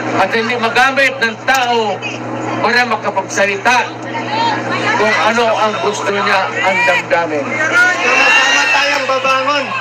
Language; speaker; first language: Filipino; non-native, local second language; Cebuano